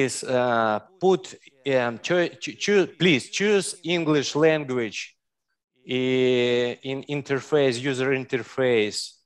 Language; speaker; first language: English; non-native, learner; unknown